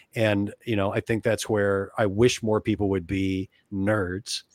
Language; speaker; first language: English; native; English